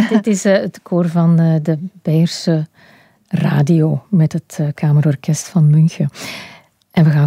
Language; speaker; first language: Dutch; native; Dutch